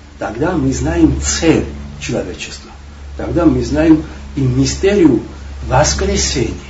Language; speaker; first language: Russian; non-native, local second language; Georgian